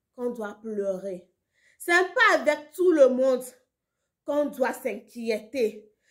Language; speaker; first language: French; non-native, local second language; Ewe